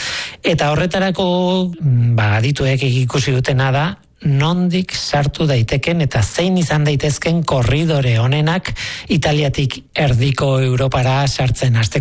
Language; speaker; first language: Basque; native; Basque